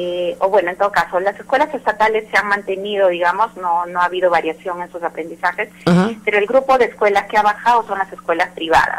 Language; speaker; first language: Spanish; native; Spanish